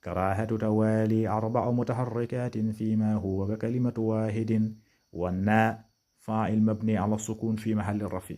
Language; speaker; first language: Arabic; non-native, fluent; Wolof